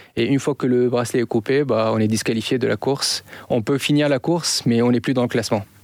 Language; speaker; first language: French; non-native, local second language; Arabic